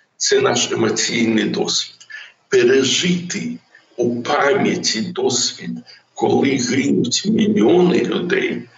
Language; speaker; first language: Ukrainian; non-native, local second language; Russian